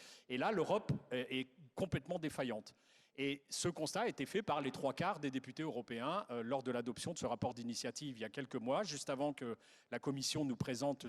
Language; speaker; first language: French; native; French